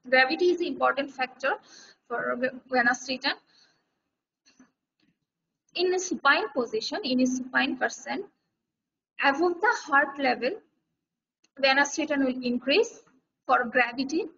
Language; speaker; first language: English; non-native, local second language; Bangla